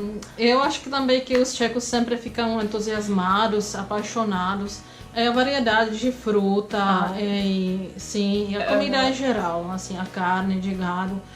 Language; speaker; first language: Portuguese; non-native, fluent; Czech